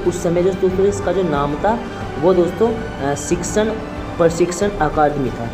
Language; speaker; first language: Hindi; native; Hindi